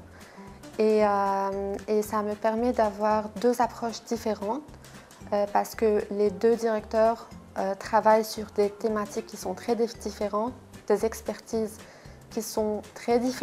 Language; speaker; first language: French; non-native, local second language; Arabic